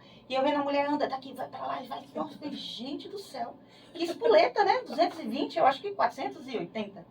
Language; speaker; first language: Portuguese; native; Portuguese